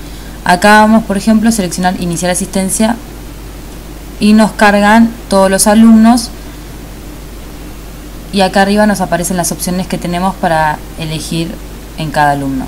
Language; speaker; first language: Spanish; native; Spanish